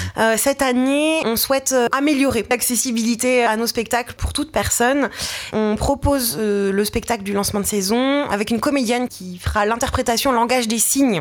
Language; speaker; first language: French; native; French